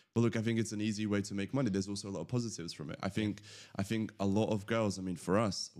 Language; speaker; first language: English; early bilingual, other home language; Latvian